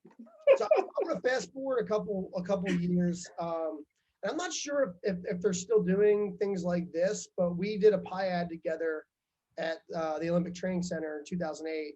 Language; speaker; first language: English; native; English